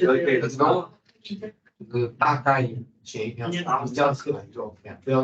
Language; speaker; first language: Chinese; native; Chinese